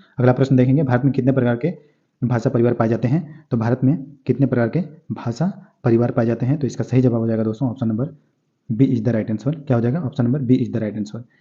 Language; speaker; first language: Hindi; native; Hindi